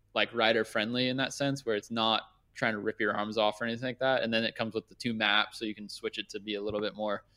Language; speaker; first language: English; native; English